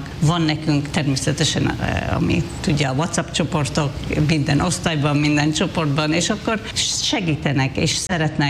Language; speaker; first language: Hungarian; non-native, fluent; Hebrew